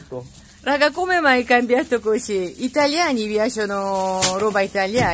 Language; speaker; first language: Italian; non-native, learner; Korean